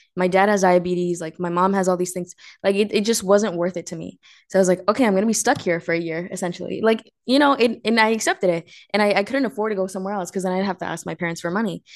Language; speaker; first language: English; early bilingual, other home language; Spanish